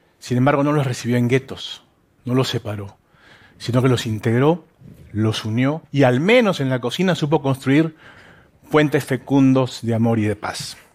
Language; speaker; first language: Spanish; native; Spanish